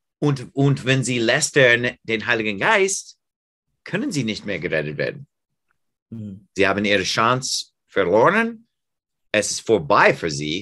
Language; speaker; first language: German; non-native, fluent; English